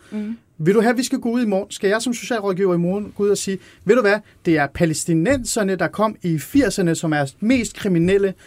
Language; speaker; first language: Danish; early bilingual, other home language; Persian